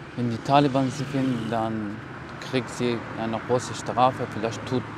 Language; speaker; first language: German; non-native, learner; Persian